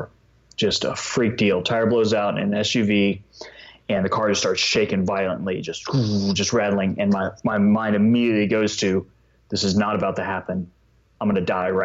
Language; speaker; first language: English; native; English